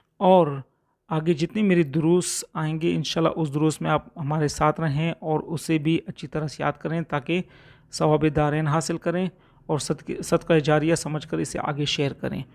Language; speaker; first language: Urdu; non-native, local second language; Punjabi